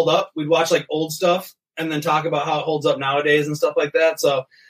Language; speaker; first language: English; native; English